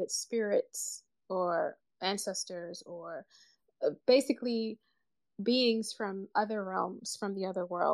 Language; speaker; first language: English; non-native, local second language; Ganda